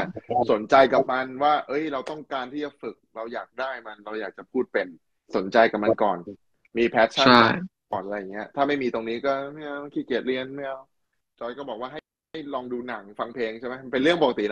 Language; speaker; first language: Thai; native; Thai